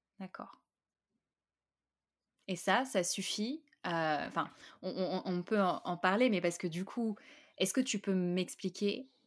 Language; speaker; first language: French; native; French